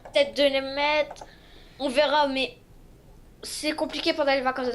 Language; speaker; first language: French; native; French